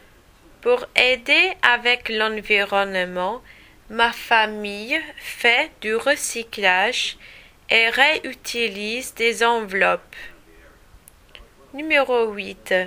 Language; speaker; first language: French; non-native, learner; English